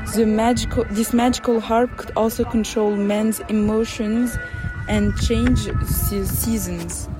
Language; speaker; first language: English; non-native, learner; French